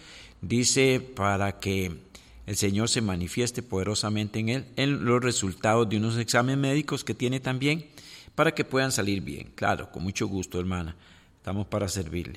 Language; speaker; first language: Spanish; native; Spanish